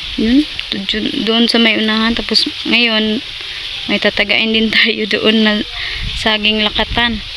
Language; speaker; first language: Filipino; non-native, local second language; Cebuano